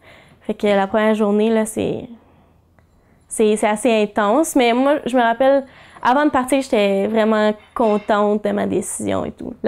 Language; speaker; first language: French; native; French